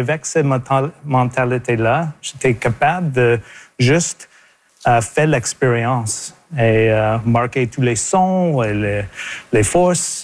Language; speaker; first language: French; non-native, local second language; English